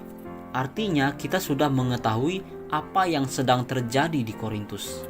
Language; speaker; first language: Indonesian; native; Indonesian